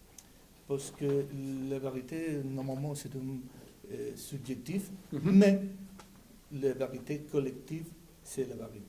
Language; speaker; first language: French; non-native, learner; Spanish